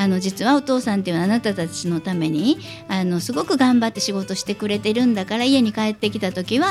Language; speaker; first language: Japanese; native; Japanese